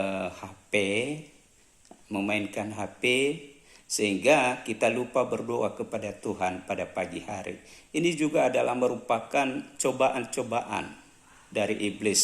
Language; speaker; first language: Indonesian; native; Indonesian